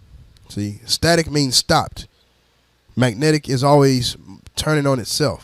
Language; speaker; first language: English; native; English